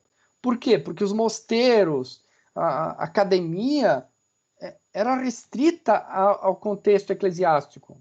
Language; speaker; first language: Portuguese; native; Portuguese